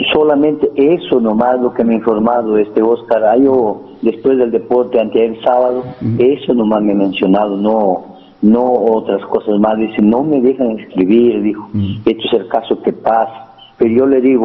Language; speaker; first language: Spanish; native; Spanish